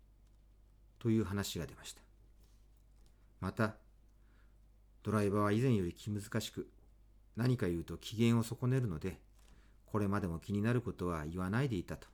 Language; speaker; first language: Japanese; native; Japanese